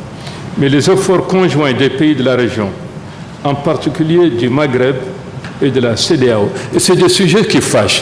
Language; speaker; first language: French; non-native, local second language; Arabic